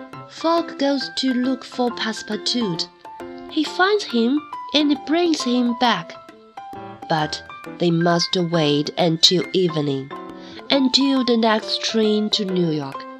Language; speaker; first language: English; non-native, fluent; Chinese